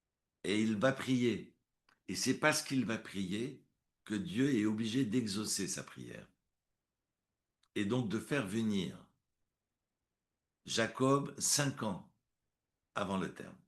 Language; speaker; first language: French; native; French